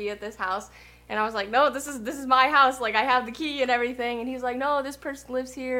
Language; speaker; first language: English; native; English